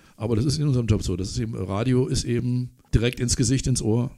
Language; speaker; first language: German; non-native, local second language; English